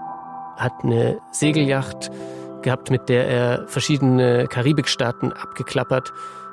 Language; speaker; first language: German; native; German